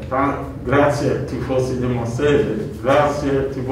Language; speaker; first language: Italian; non-native, learner; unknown